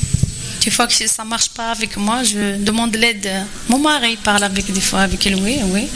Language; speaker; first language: French; non-native, learner; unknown